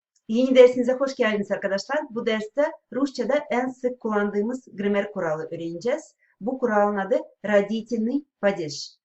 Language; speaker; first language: Turkish; non-native, fluent; Russian